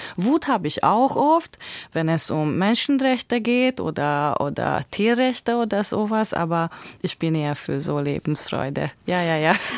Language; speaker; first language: German; non-native, fluent; Hungarian